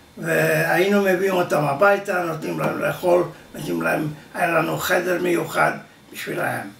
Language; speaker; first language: Hebrew; non-native, fluent; Yiddish